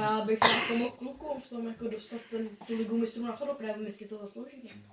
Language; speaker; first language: Czech; native; Czech